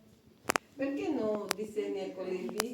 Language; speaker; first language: Italian; non-native, local second language; Georgian